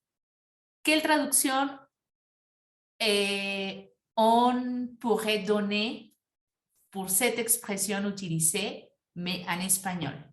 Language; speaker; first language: French; non-native, fluent; Spanish